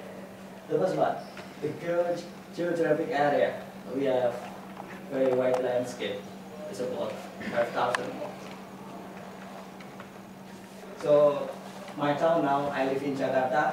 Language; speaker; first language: English; non-native, fluent; Indonesian